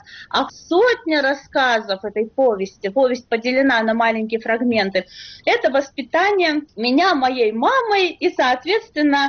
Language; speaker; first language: Russian; native; Russian